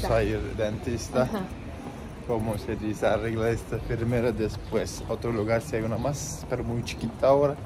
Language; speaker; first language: Spanish; non-native, learner; Turkish